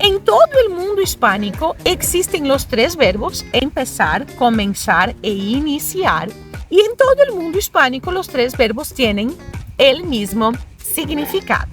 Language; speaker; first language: Spanish; non-native, fluent; Portuguese